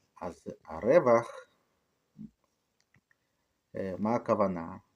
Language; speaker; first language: Hebrew; non-native, fluent; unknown